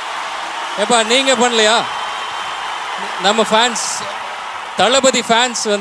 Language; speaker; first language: Tamil; native; Tamil